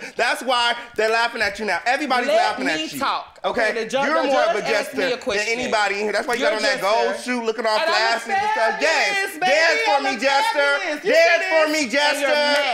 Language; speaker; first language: English; native; English